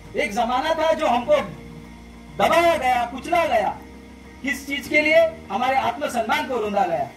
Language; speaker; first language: Hindi; non-native, local second language; Marathi